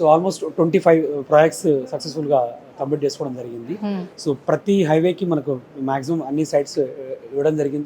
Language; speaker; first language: Telugu; native; Telugu